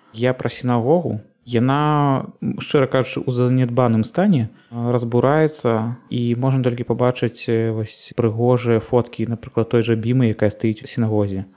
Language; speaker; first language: Belarusian; native; Belarusian